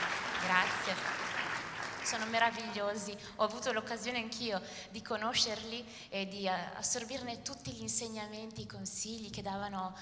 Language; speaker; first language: Italian; native; Italian